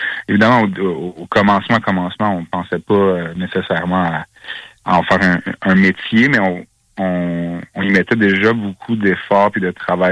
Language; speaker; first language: French; native; French